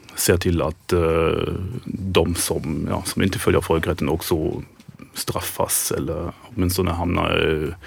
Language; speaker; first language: Swedish; non-native, fluent; German